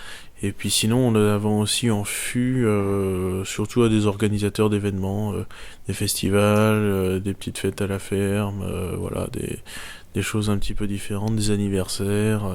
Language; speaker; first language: French; native; French